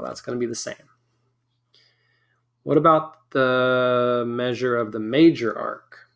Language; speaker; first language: English; native; English